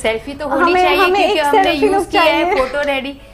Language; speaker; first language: Hindi; native; Hindi